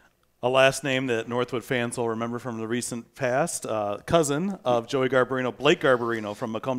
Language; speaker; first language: English; native; English